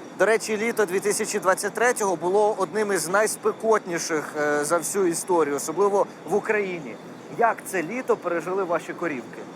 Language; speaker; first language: Ukrainian; native; Ukrainian